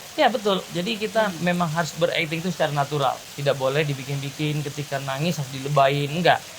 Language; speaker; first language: Indonesian; native; Indonesian